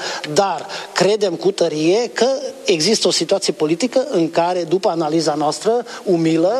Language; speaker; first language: Romanian; non-native, local second language; Hungarian